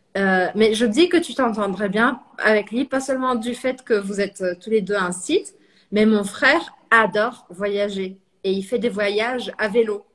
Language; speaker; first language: French; early bilingual, heritage; French